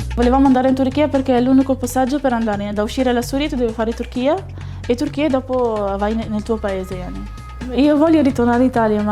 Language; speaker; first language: Italian; early bilingual, other home language; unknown